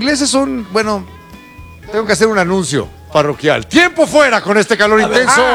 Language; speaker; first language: Spanish; native; Spanish